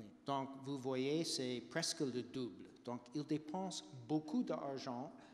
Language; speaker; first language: French; non-native, fluent; English